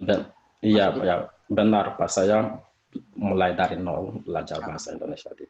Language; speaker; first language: Indonesian; non-native, fluent; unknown